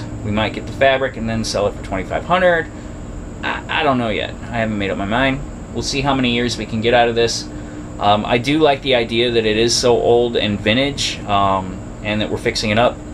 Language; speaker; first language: English; native; English